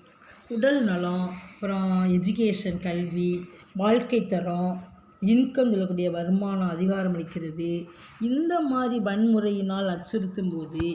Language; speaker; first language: Tamil; native; Tamil